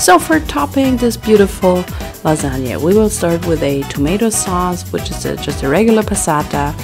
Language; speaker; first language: English; non-native, fluent; German